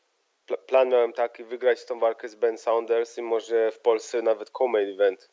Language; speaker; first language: Polish; early bilingual, heritage; Polish